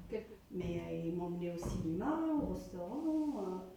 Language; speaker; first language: French; early bilingual, other home language; Arabic